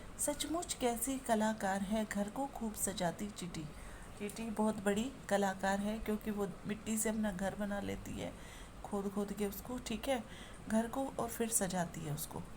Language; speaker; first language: Hindi; native; Hindi